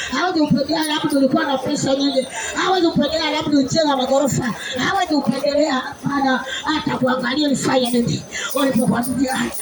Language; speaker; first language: Swahili; native; Swahili